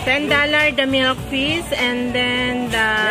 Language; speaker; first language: English; non-native, learner; Filipino